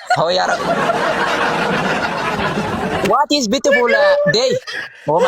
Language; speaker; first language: English; non-native, learner; Oromo